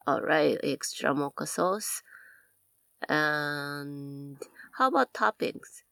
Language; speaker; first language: English; non-native, fluent; Japanese